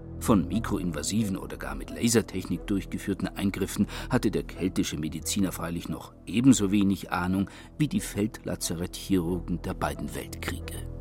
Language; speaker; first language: German; native; German